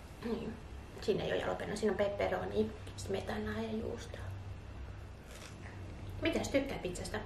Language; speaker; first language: Finnish; native; Finnish